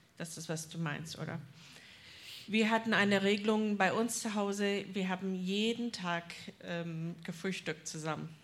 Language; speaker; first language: German; non-native, fluent; English